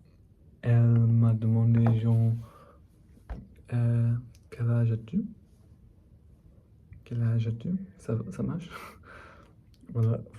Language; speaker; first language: French; non-native, learner; English